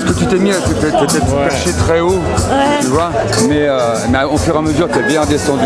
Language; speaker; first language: French; native; French